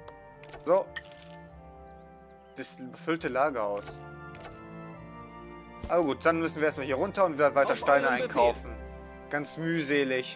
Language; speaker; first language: German; native; German